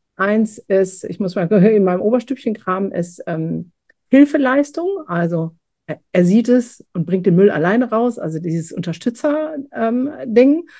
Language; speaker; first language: German; native; German